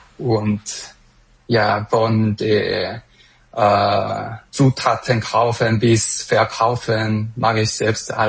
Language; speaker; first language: German; non-native, fluent; Korean